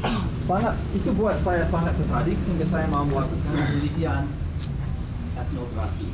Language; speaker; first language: Indonesian; non-native, fluent; English